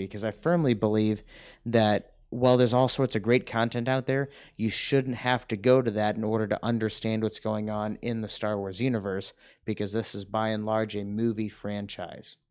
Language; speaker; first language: English; native; English